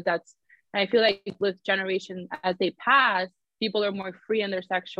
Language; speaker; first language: English; native; English